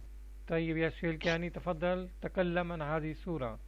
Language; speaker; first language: Arabic; non-native, fluent; Urdu